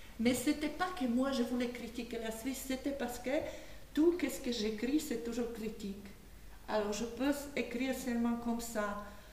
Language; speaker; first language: French; non-native, fluent; Slovak